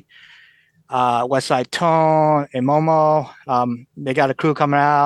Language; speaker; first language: English; native; English